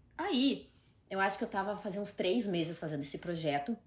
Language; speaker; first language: Portuguese; native; Portuguese